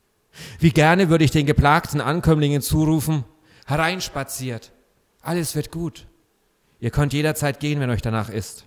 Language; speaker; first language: German; native; German